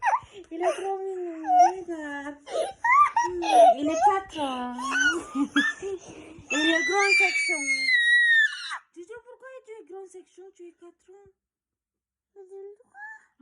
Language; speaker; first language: French; non-native, learner; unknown